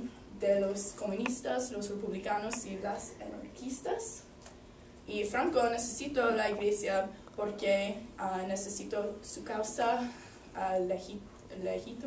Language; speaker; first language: Spanish; non-native, learner; English